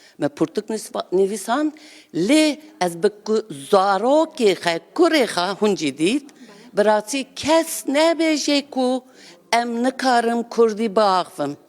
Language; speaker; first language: Kurdish; non-native, local second language; Zaza